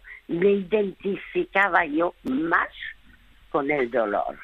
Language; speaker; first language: Spanish; early bilingual, other home language; French